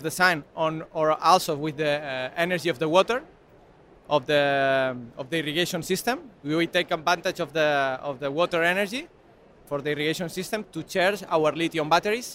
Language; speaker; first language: English; non-native, learner; Spanish